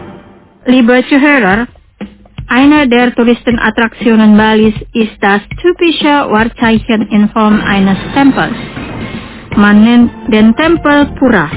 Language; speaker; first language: German; non-native, fluent; Indonesian